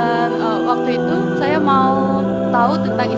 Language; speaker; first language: Indonesian; non-native, learner; Korean